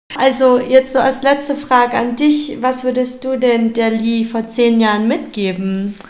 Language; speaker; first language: German; early bilingual, other home language; Vietnamese